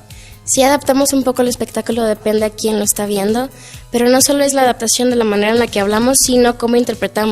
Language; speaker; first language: Spanish; native; Spanish